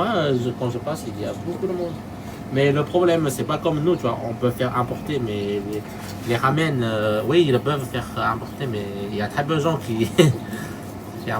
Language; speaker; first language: French; non-native, local second language; Chinese